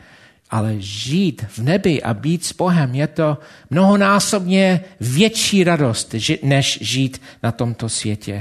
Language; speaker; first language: Czech; non-native, fluent; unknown